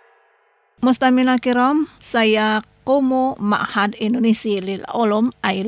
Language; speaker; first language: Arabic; non-native, fluent; Indonesian